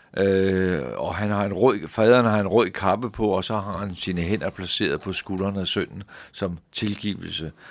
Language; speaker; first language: Danish; native; Danish